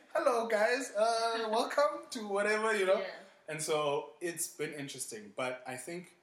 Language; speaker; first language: English; non-native, local second language; Xhosa